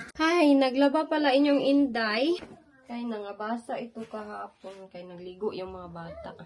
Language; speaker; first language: Filipino; non-native, local second language; Hiligaynon